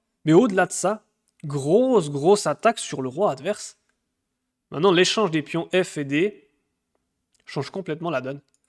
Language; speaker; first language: French; native; French